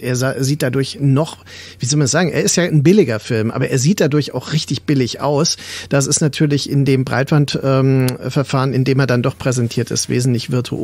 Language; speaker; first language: German; native; German